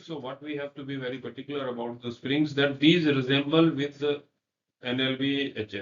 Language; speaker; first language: English; non-native, local second language; Hindi